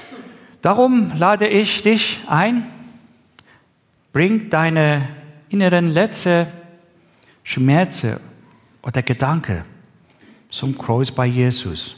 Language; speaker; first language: German; non-native, learner; Persian